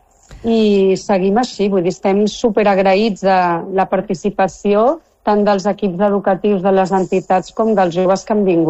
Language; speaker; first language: Catalan; non-native, local second language; Spanish